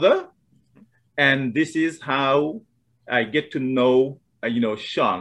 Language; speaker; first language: English; non-native, fluent; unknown